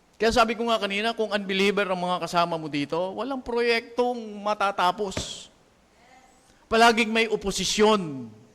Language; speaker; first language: Filipino; native; Filipino